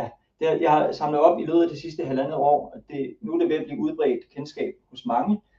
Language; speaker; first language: Danish; early bilingual, other home language; Kalaallisut